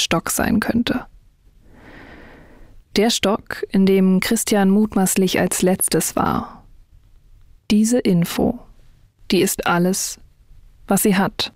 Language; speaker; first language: German; native; German